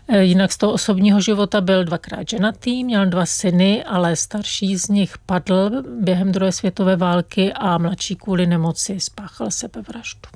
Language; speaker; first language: Czech; native; Czech